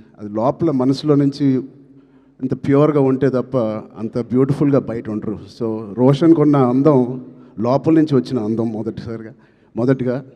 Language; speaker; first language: Telugu; native; Telugu